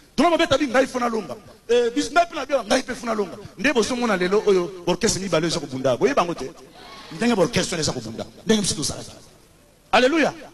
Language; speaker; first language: Lingala; native; Lingala